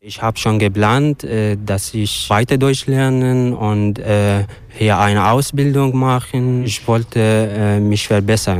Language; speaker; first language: German; non-native, learner; Arabic